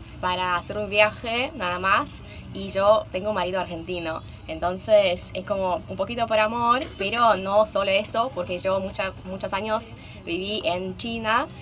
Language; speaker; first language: Spanish; non-native, fluent; Russian